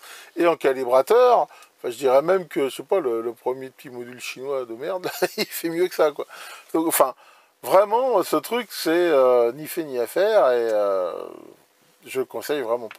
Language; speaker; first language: French; native; French